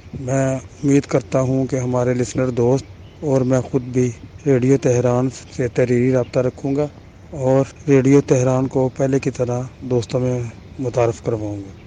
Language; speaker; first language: Urdu; non-native, local second language; Punjabi